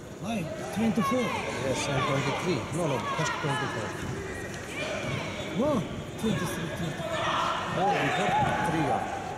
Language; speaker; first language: English; non-native, learner; Russian